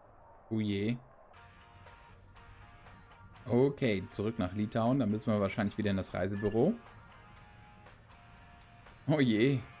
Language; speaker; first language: German; native; German